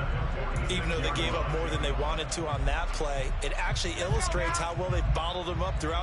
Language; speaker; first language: English; native; English